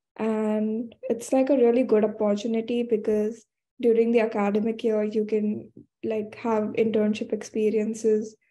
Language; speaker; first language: English; non-native, local second language; Hindi